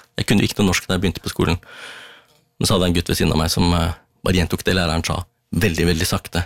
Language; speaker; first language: Norwegian; early bilingual, other home language; Tamil